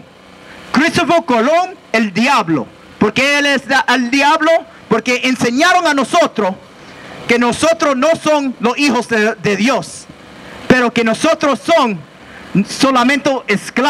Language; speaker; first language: Spanish; non-native, learner; English